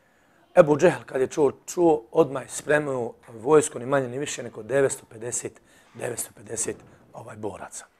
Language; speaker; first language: Serbian; native; Serbian